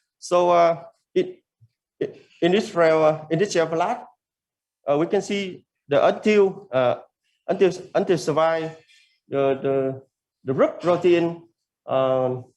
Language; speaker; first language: English; non-native, learner; Vietnamese